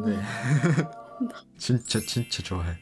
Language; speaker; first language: Korean; non-native, fluent; Japanese